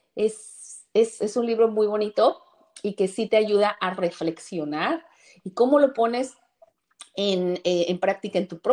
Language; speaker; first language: Spanish; native; Spanish